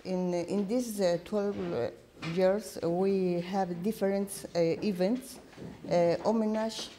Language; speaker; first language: English; non-native, learner; Spanish